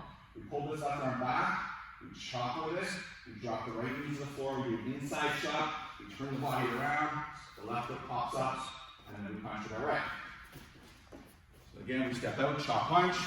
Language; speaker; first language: English; native; English